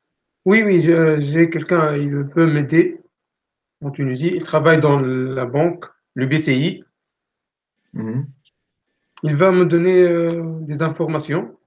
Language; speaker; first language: French; non-native, local second language; Arabic